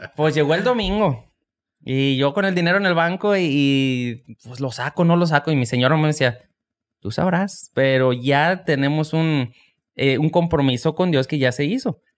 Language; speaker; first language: Spanish; native; Spanish